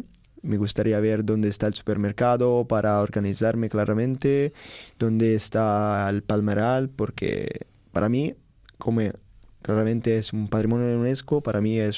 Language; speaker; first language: Spanish; non-native, learner; Italian